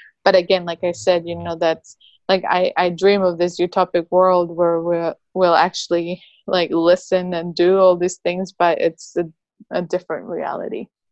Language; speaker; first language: English; non-native, fluent; Spanish